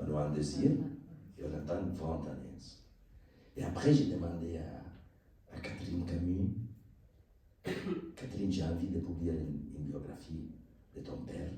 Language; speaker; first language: French; non-native, learner; Spanish